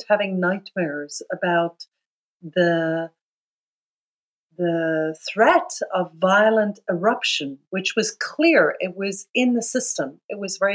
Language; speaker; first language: English; native; English